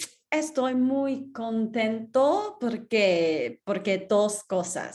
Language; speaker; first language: Spanish; non-native, learner; English